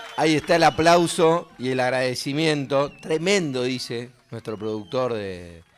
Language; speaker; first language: Spanish; native; Spanish